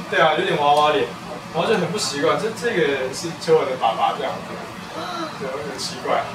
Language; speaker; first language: Chinese; native; Chinese